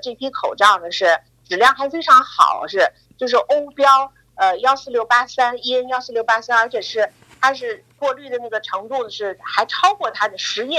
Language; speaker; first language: Chinese; native; Chinese